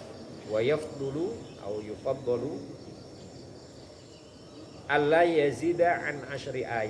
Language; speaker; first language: Arabic; non-native, fluent; Indonesian